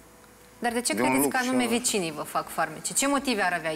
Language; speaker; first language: Romanian; native; Romanian